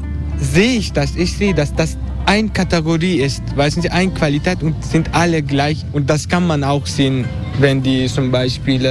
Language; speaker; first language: German; non-native, learner; Turkish